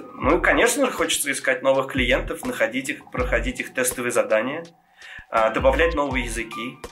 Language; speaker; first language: Russian; non-native, local second language; Georgian